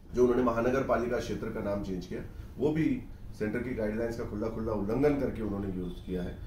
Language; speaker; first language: Hindi; non-native, local second language; Urdu